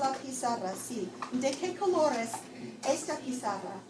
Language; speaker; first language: Spanish; non-native, fluent; English